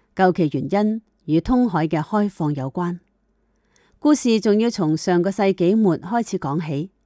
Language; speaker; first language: Chinese; native; Chinese